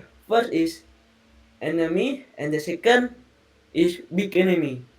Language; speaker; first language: English; non-native, learner; Indonesian